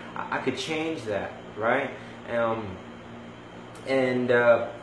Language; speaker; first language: English; early bilingual, other home language; Spanish